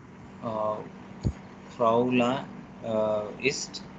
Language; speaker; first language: German; non-native, learner; Hindi